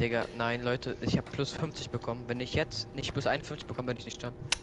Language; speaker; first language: German; native; German